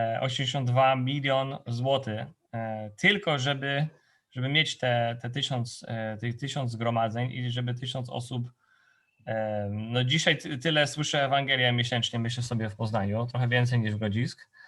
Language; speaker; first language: Polish; non-native, fluent; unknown